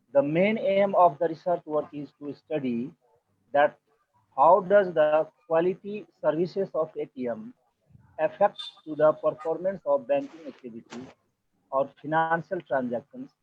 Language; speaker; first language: English; non-native, local second language; Nepali